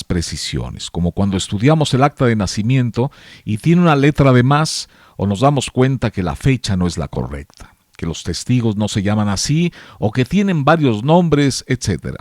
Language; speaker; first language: Spanish; native; Spanish